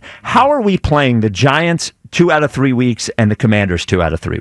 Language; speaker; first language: English; native; English